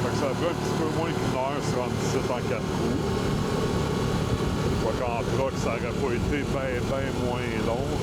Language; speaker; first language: French; native; French